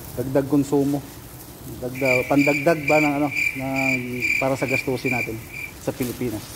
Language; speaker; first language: Filipino; non-native, local second language; Bikol